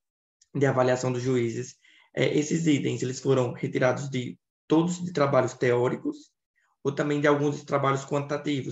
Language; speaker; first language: Portuguese; native; Portuguese